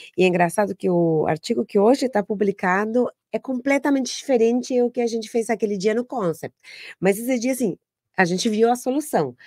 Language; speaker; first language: Portuguese; non-native, fluent; Spanish